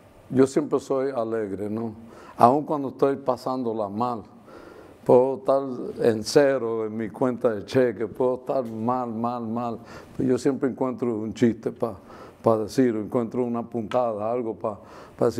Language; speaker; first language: Spanish; native; Spanish